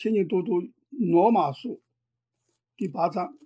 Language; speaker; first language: Chinese; native; Chinese